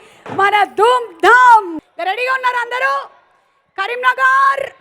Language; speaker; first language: Telugu; native; Telugu